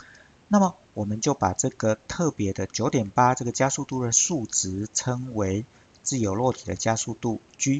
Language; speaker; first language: Chinese; native; Chinese